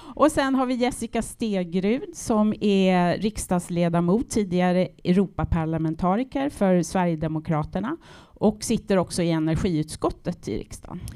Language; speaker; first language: Swedish; native; Swedish